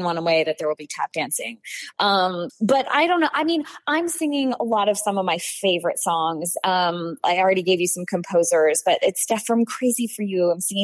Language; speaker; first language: English; native; English